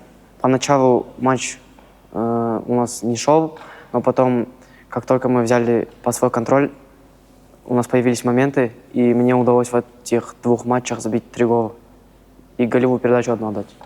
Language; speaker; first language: Russian; native; Russian